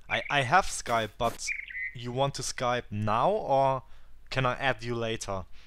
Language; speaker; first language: English; non-native, learner; German